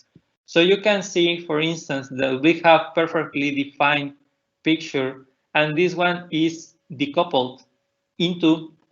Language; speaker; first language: English; non-native, fluent; Spanish